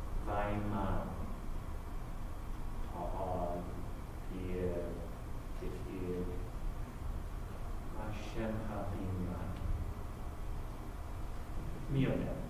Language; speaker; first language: Hebrew; non-native, fluent; English